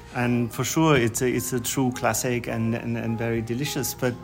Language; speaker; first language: English; non-native, fluent; German